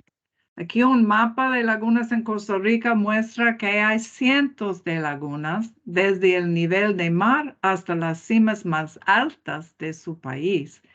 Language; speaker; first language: Spanish; non-native, fluent; English